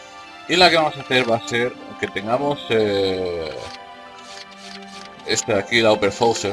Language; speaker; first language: Spanish; native; Spanish